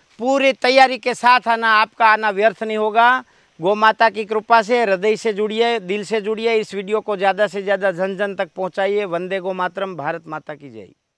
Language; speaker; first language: Hindi; non-native, local second language; Gujarati